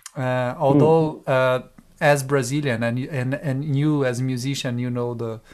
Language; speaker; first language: English; non-native, fluent; Portuguese